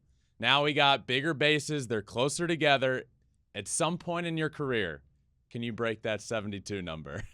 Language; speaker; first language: English; native; English